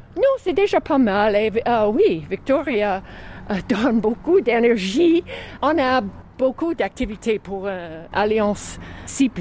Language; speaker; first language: French; non-native, fluent; English